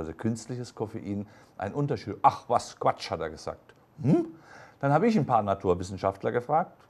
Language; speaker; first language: German; native; German